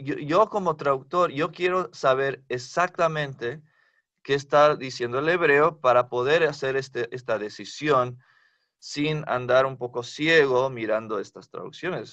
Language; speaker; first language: Spanish; non-native, fluent; English